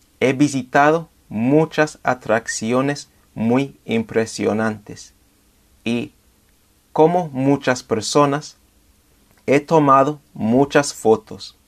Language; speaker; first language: Spanish; non-native, fluent; English